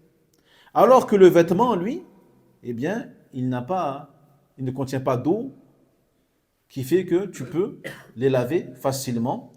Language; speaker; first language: French; native; French